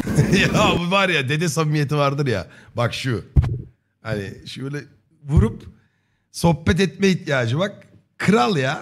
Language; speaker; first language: Turkish; native; Turkish